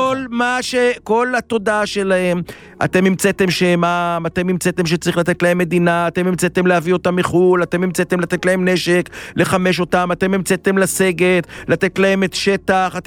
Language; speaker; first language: Hebrew; native; Hebrew